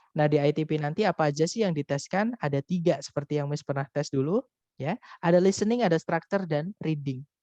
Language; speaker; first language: Indonesian; non-native, local second language; Javanese